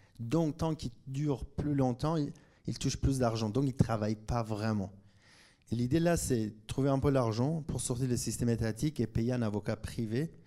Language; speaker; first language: French; non-native, fluent; Kurdish